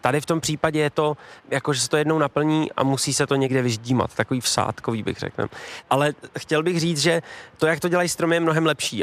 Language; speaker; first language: Czech; native; Czech